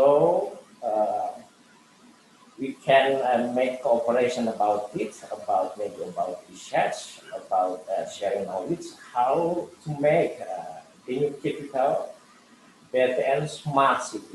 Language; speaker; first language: English; non-native, learner; Indonesian